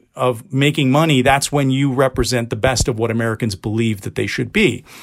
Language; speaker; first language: English; native; English